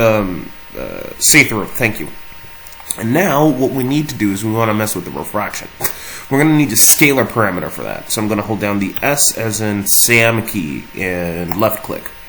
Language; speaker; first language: English; native; English